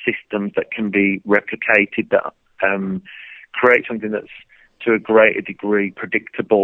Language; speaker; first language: English; native; English